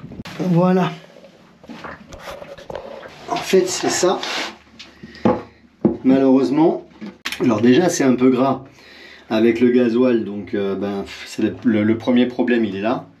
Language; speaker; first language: French; native; French